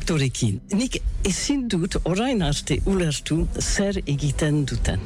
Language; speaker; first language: Basque; non-native, learner; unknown